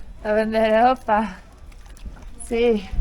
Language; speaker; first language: Spanish; non-native, learner; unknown